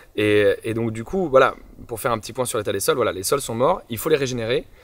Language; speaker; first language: French; native; French